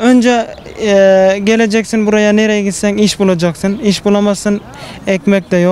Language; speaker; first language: Turkish; non-native, fluent; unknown